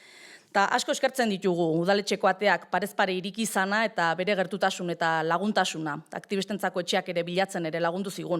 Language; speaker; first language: Basque; native; Basque